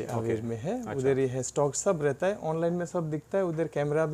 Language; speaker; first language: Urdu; non-native, fluent; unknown